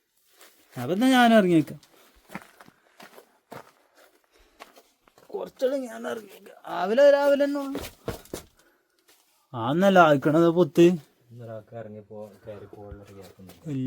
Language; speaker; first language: Malayalam; native; Malayalam